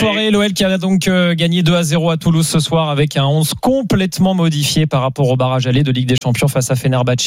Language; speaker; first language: French; native; French